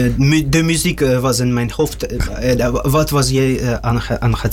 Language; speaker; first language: Dutch; non-native, learner; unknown